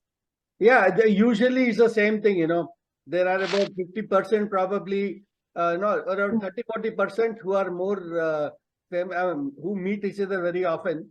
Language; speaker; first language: English; non-native, local second language; Telugu